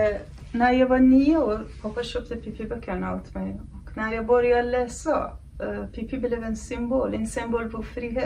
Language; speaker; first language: Swedish; non-native, fluent; Kurdish